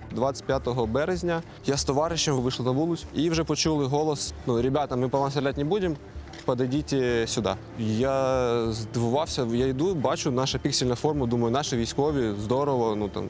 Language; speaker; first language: Ukrainian; non-native, local second language; Russian